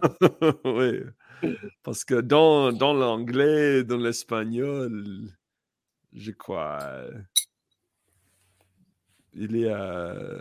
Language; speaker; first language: French; non-native, learner; English